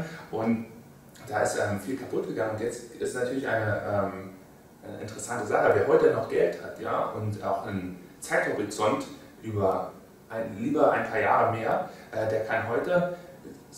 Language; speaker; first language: German; native; German